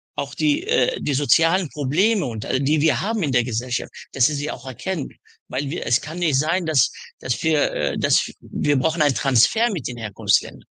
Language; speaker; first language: German; early bilingual, other home language; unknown